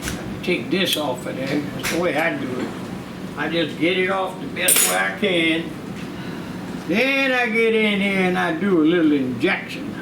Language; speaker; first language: English; native; English